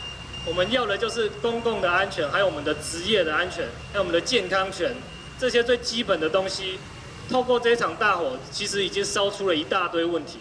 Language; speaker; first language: Chinese; native; Chinese